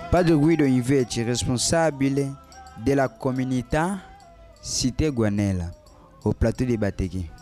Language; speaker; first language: Italian; non-native, learner; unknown